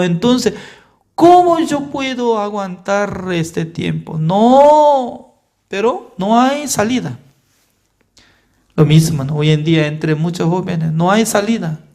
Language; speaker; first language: Spanish; non-native, fluent; Korean